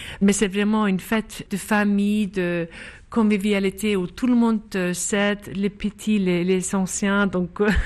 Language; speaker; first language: French; non-native, fluent; Icelandic